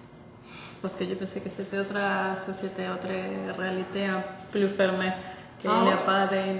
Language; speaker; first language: French; non-native, fluent; Spanish